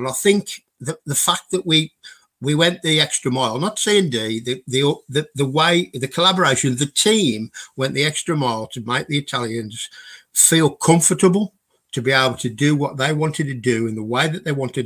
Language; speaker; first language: English; native; English